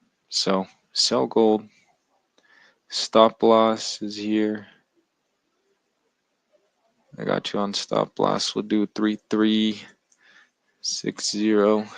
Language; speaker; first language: English; native; English